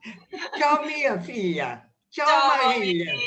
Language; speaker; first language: Portuguese; non-native, fluent; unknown